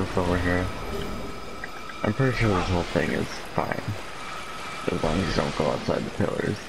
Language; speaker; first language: English; native; English